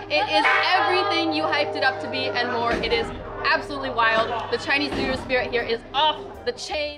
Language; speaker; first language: English; native; English